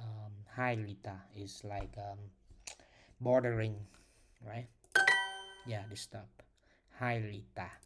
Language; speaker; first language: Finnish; non-native, learner; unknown